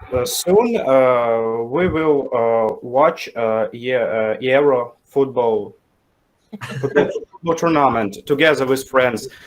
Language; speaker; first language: English; non-native, learner; Ukrainian